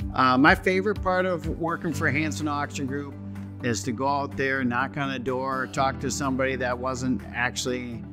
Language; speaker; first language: English; native; English